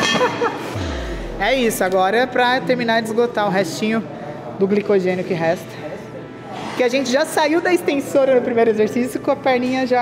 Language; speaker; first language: Portuguese; native; Portuguese